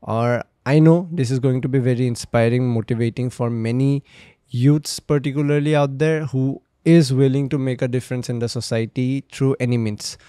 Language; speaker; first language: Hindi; non-native, local second language; Assamese